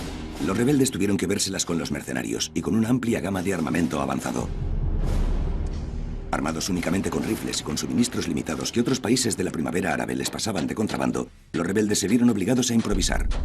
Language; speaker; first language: Spanish; native; Spanish